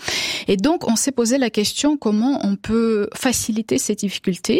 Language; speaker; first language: French; non-native, fluent; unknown